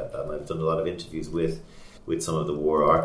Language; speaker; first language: English; native; English